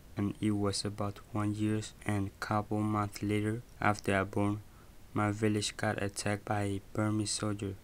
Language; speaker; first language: English; early bilingual, other home language; Burmese